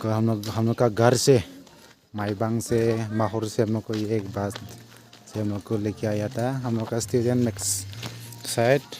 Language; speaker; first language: Hindi; non-native, local second language; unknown